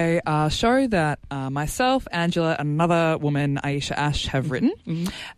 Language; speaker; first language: English; native; English